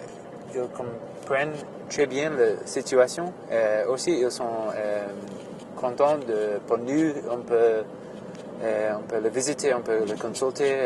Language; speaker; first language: French; non-native, fluent; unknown